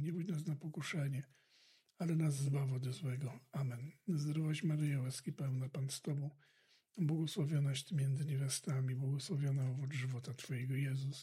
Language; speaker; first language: Polish; native; Polish